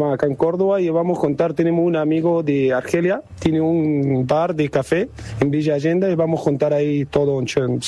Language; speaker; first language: Spanish; non-native, learner; Arabic